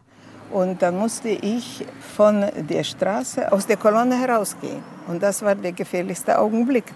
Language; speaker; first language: German; non-native, fluent; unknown